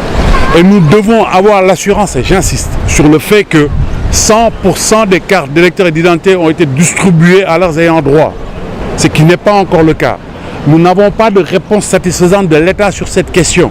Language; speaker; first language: French; non-native, local second language; Wolof